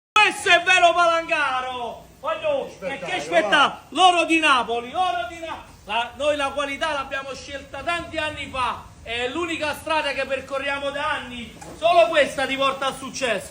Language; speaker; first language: Italian; native; Italian